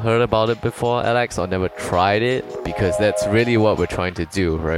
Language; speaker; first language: English; native; English